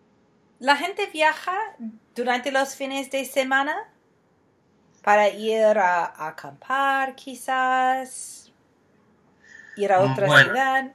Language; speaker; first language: Spanish; non-native, fluent; English